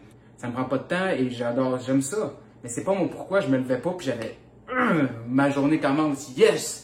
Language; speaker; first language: French; native; French